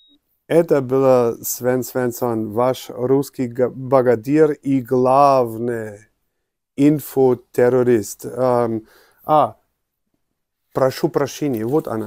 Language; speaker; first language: Russian; non-native, learner; German